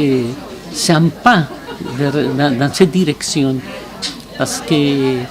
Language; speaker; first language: French; non-native, fluent; Spanish